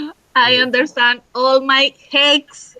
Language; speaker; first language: English; non-native, learner; Spanish